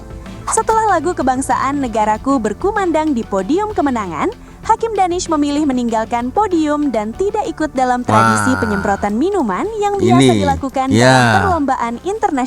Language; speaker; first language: Indonesian; native; Indonesian